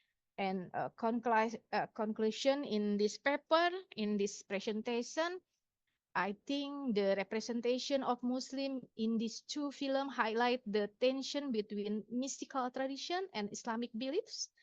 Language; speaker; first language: English; non-native, local second language; Indonesian